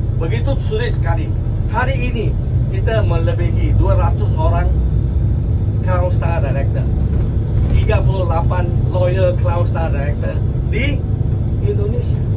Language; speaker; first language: Malay; non-native, local second language; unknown